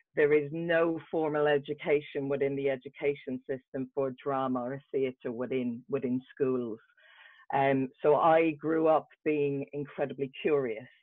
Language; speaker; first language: English; native; English